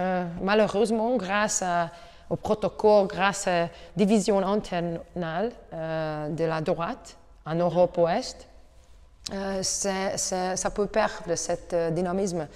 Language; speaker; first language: French; non-native, learner; Hungarian